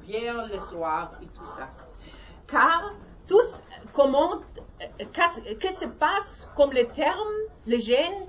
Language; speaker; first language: French; non-native, learner; German